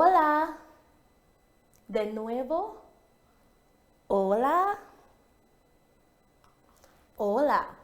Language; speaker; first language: Spanish; non-native, fluent; English